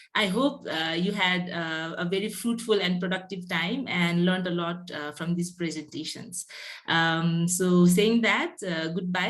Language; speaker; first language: English; non-native, local second language; Nepali